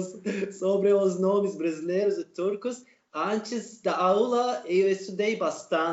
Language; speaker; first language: Portuguese; non-native, learner; Turkish